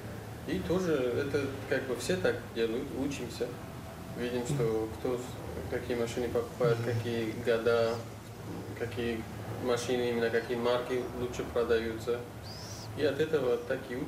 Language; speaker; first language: Russian; non-native, fluent; Uzbek